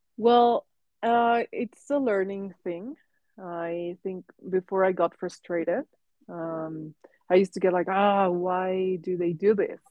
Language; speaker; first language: English; non-native, fluent; Spanish